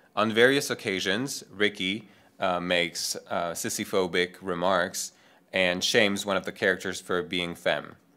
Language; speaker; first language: English; non-native, fluent; French